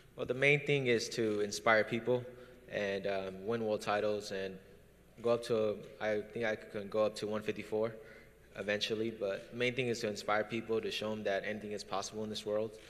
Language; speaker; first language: English; early bilingual, other home language; Spanish